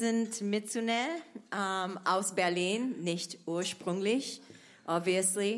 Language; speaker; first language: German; non-native, fluent; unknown